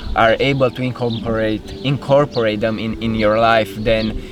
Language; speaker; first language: English; non-native, fluent; Romanian